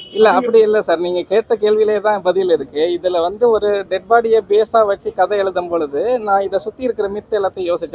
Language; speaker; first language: Tamil; native; Tamil